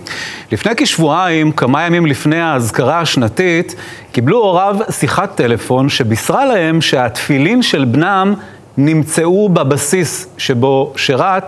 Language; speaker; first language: Hebrew; native; Hebrew